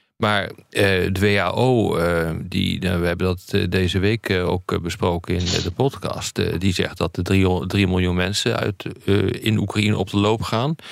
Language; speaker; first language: Dutch; native; Dutch